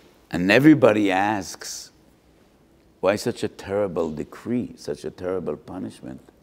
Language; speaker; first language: English; native; English